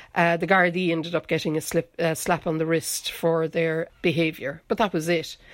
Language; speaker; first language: English; native; English